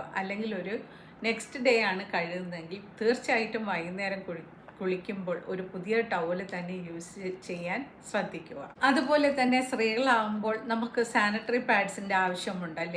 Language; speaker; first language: Malayalam; native; Malayalam